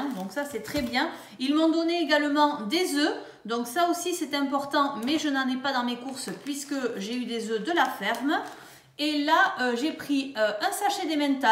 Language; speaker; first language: French; native; French